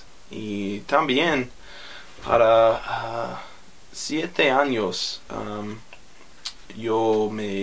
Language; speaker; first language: Spanish; non-native, learner; English